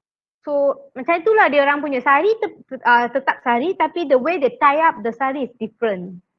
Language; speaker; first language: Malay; non-native, local second language; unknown